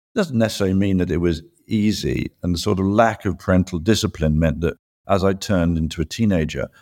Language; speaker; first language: English; native; English